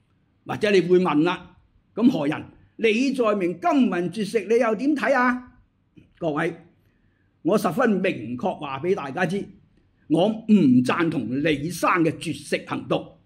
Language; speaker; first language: Chinese; native; Chinese